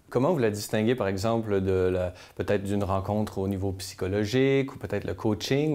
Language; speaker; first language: French; native; French